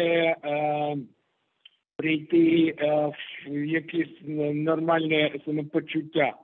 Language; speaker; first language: Ukrainian; non-native, local second language; Russian